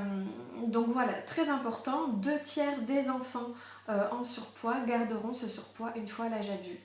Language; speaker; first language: French; native; French